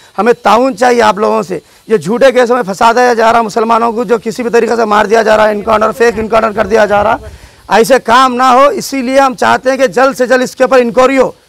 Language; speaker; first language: Hindi; non-native, local second language; Urdu